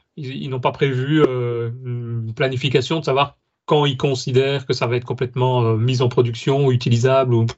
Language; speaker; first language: French; native; French